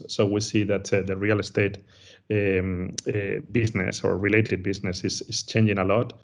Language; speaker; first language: English; non-native, fluent; Spanish